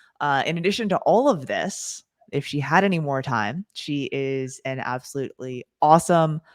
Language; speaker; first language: English; native; English